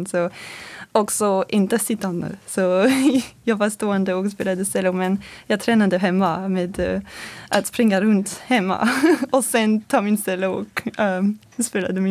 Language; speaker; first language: Swedish; non-native, fluent; French